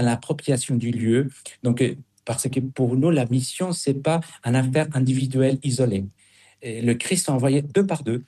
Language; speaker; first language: French; non-native, fluent; Spanish